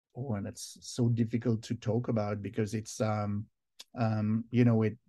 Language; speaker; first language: English; non-native, fluent; French